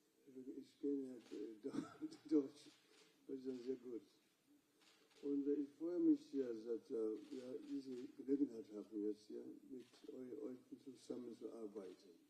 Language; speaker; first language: German; non-native, fluent; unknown